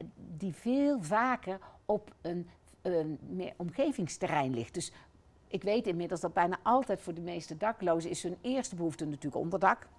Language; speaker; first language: Dutch; native; Dutch